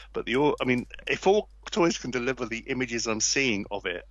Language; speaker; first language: English; native; English